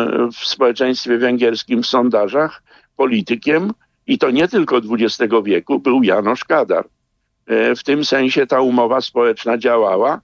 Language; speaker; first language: Polish; native; Polish